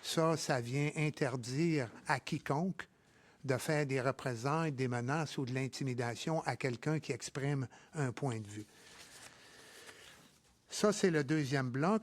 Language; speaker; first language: French; native; French